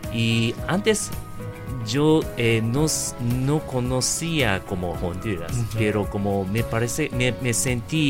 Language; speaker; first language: Spanish; non-native, learner; Japanese